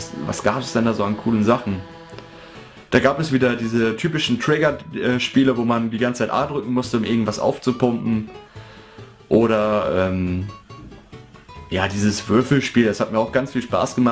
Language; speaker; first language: German; native; German